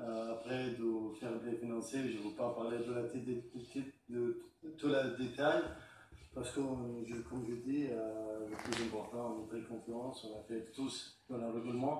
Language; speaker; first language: French; non-native, learner; Arabic